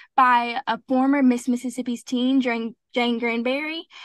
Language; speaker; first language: English; native; English